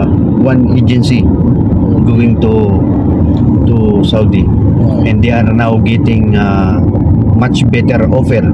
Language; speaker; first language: English; non-native, learner; Filipino